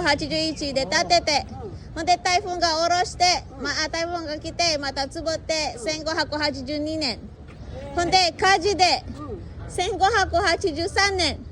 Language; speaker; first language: Japanese; non-native, fluent; Filipino